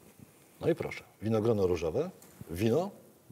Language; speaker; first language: Polish; native; Polish